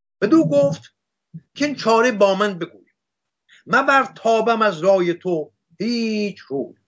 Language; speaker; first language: Persian; non-native, local second language; Assyrian Neo-Aramaic